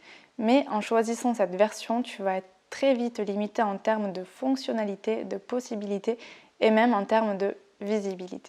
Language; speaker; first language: French; native; French